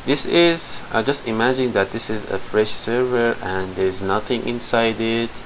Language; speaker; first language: English; non-native, fluent; Persian